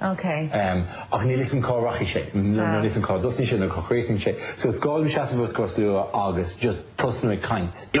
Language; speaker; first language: Irish; native; Irish